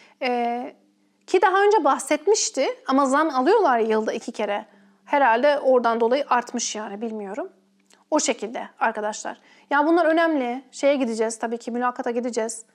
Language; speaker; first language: Turkish; native; Turkish